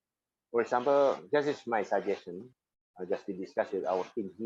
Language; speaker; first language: English; non-native, fluent; Indonesian